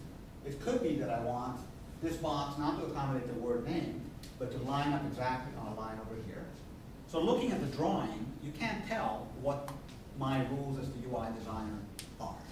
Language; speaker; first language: English; non-native, fluent; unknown